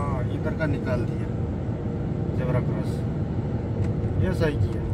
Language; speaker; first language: Hindi; non-native, learner; Nepali